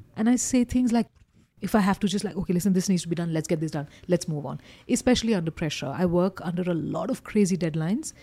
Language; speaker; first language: English; non-native, local second language; Hindi